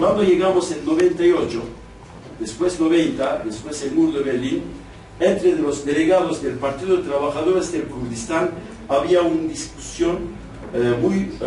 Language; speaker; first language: Spanish; non-native, fluent; Kurdish